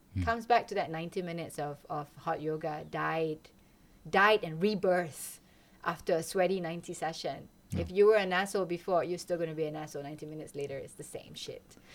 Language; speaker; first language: English; non-native, local second language; Malay